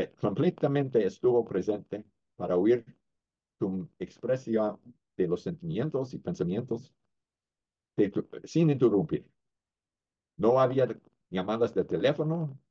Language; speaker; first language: Spanish; non-native, fluent; English